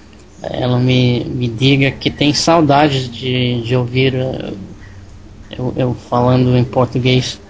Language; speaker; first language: Portuguese; non-native, learner; English